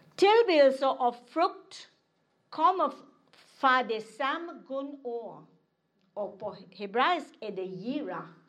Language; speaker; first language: Danish; non-native, fluent; English